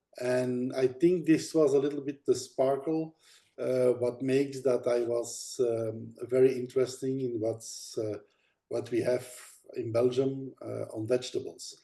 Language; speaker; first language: English; non-native, fluent; Dutch